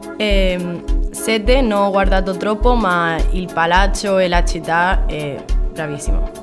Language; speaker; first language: Italian; non-native, learner; Spanish